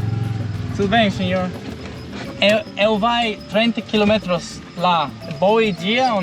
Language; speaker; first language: Portuguese; non-native, learner; English